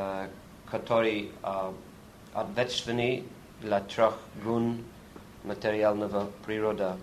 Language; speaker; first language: Russian; non-native, learner; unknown